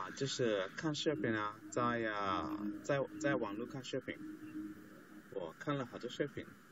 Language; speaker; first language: Chinese; non-native, fluent; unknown